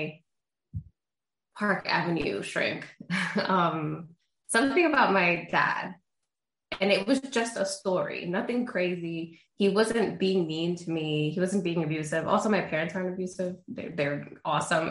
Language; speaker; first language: English; early bilingual, other home language; Spanish